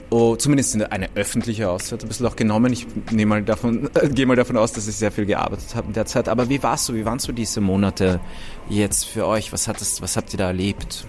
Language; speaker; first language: German; native; German